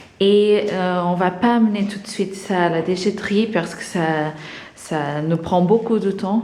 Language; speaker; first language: French; non-native, fluent; Portuguese